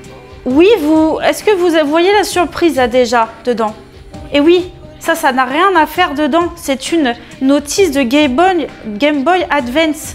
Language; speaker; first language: French; native; French